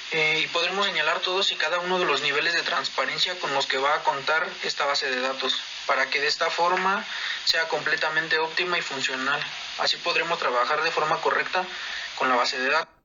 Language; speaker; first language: Spanish; native; Spanish